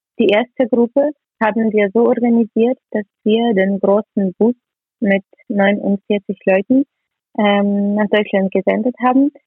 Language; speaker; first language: German; non-native, learner; Ukrainian